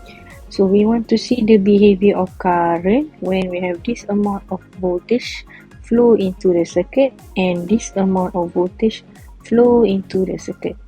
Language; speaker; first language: English; non-native, local second language; Malay